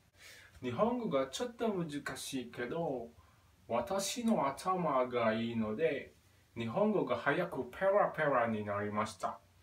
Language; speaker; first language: Japanese; non-native, fluent; Indonesian